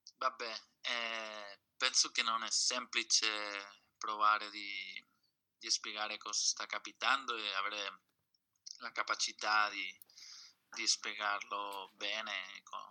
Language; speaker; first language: Italian; non-native, fluent; Catalan